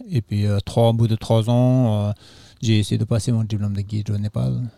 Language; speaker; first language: French; non-native, fluent; Nepali